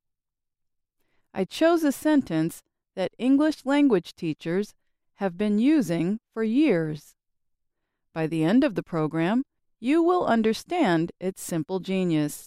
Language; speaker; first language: English; native; English